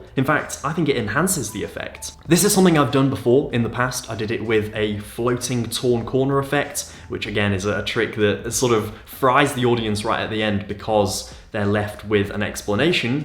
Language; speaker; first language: English; native; English